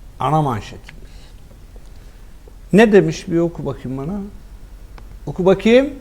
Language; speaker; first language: Turkish; native; Turkish